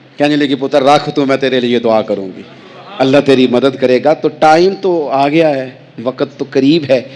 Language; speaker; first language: Urdu; non-native, local second language; Punjabi